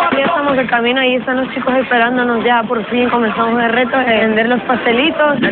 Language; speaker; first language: Spanish; non-native, fluent; Romanian